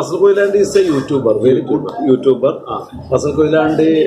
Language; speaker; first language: English; non-native, local second language; Malayalam